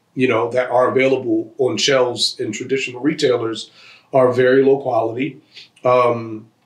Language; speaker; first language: English; native; English